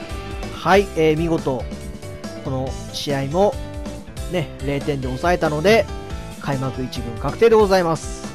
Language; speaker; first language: Japanese; native; Japanese